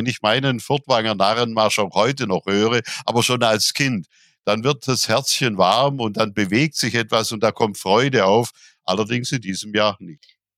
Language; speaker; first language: German; native; German